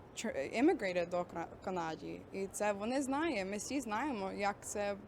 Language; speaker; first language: Ukrainian; early bilingual, heritage; Ukrainian